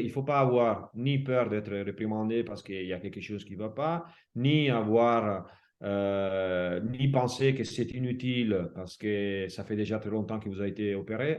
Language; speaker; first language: French; non-native, fluent; Italian